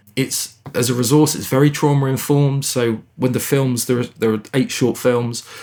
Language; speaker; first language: English; native; English